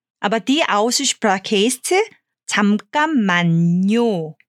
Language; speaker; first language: German; non-native, fluent; Korean